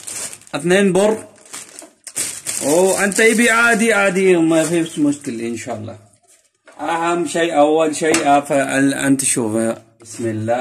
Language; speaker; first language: Arabic; non-native, learner; Urdu